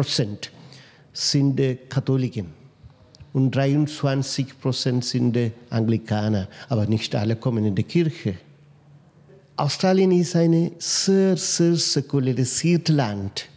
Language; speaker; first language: German; non-native, fluent; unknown